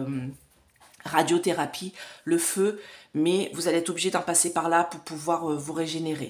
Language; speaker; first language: French; native; French